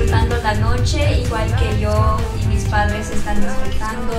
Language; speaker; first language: Spanish; early bilingual, other home language; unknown